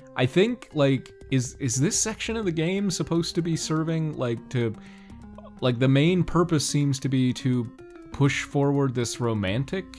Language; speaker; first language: English; native; English